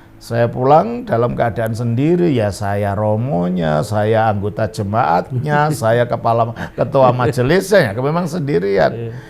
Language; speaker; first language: Indonesian; native; Indonesian